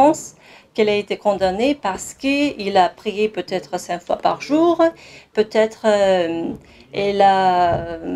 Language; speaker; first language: French; non-native, fluent; Kazakh